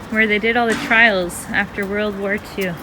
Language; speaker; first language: English; native; English